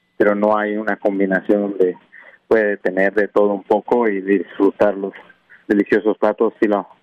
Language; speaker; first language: Spanish; non-native, local second language; Kʼicheʼ